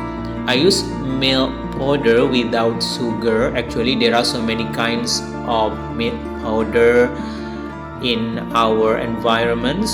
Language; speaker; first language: English; non-native, learner; Indonesian